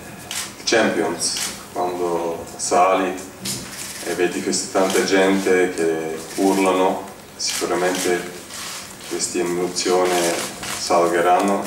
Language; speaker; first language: Italian; non-native, fluent; Turkish